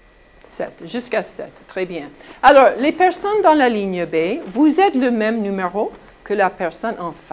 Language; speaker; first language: French; non-native, fluent; English